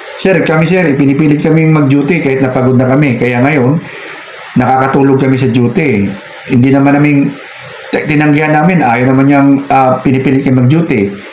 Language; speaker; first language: Filipino; native; Filipino